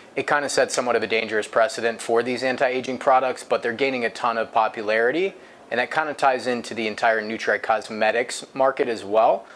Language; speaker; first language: English; native; English